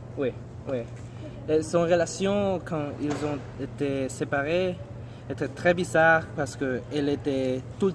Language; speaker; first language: French; non-native, learner; English